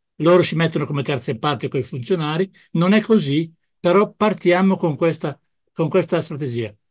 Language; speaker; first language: Italian; native; Italian